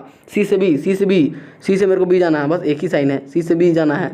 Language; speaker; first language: Hindi; native; Hindi